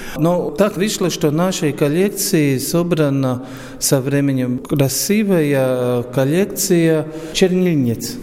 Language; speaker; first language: Russian; non-native, local second language; Latvian